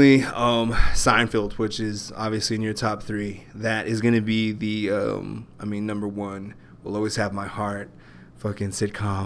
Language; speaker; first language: English; native; English